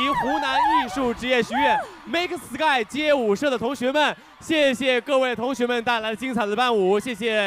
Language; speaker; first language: Chinese; native; Chinese